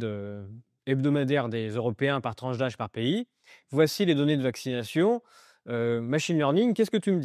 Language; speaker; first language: French; native; French